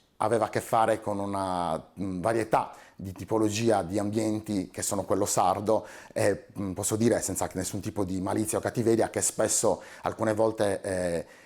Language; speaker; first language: Italian; native; Italian